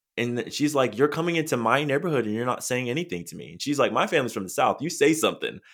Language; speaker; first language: English; native; English